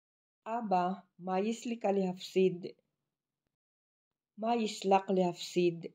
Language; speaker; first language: Hebrew; non-native, fluent; Filipino